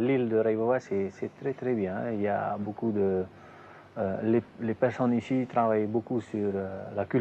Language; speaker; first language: French; non-native, local second language; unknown